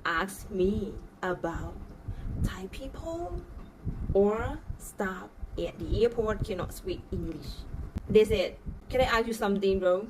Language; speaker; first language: English; non-native, learner; Thai